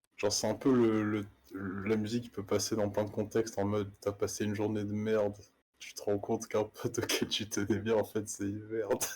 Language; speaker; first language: French; native; French